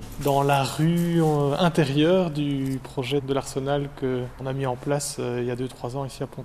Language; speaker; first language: French; native; French